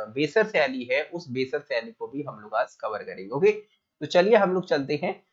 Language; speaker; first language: Hindi; native; Hindi